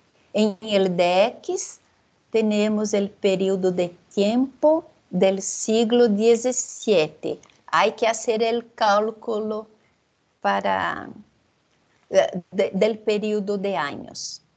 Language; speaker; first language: Spanish; non-native, fluent; Portuguese